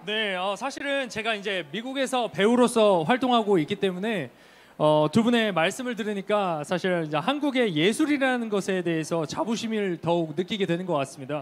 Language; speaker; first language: Korean; native; Korean